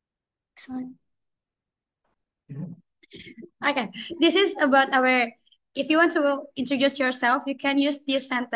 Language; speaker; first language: English; non-native, learner; Indonesian